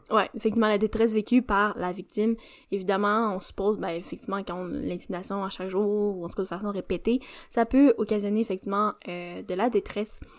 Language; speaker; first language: French; native; French